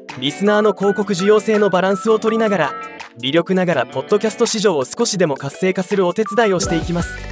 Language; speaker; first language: Japanese; native; Japanese